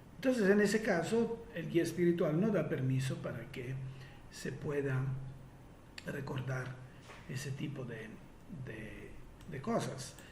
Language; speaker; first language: Spanish; non-native, fluent; Italian